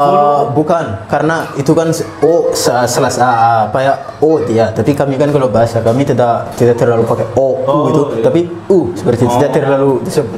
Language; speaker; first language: Indonesian; non-native, learner; Malagasy